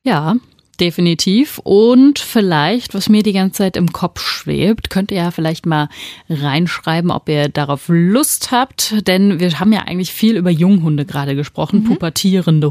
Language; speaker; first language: German; native; German